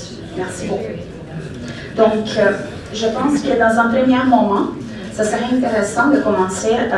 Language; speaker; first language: French; non-native, fluent; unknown